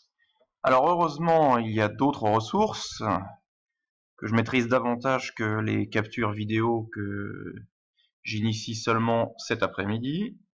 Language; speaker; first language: French; native; French